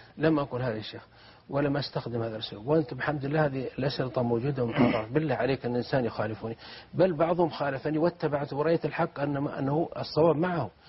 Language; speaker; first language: Arabic; native; Arabic